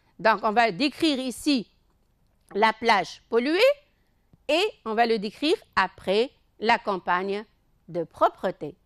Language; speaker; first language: French; non-native, local second language; Arabic